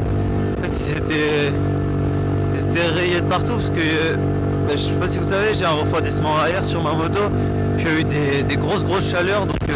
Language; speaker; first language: French; native; French